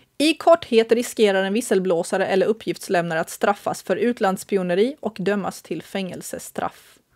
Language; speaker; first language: Swedish; early bilingual, other home language; Bosnian